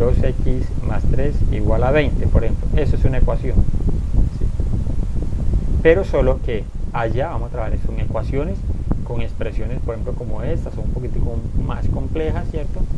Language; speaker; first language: Spanish; native; Spanish